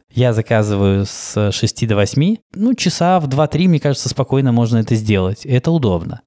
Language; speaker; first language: Russian; native; Russian